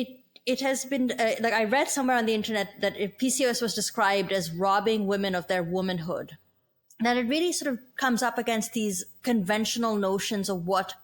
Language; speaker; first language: English; native; English